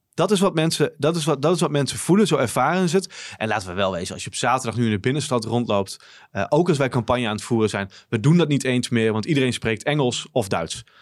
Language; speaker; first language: Dutch; native; Dutch